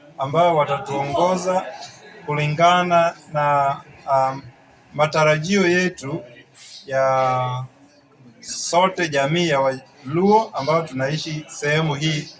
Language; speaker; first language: Swahili; non-native, local second language; Luo (Kenya and Tanzania)